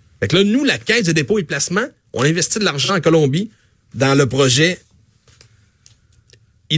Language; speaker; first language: French; native; French